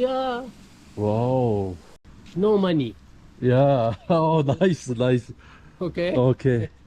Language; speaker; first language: English; non-native, learner; Korean